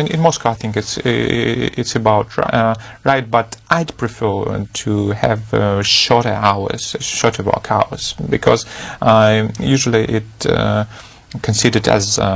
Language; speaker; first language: English; non-native, fluent; Russian